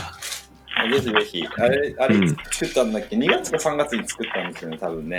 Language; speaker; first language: Japanese; native; Japanese